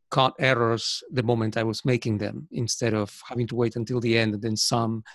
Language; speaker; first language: English; non-native, fluent; Spanish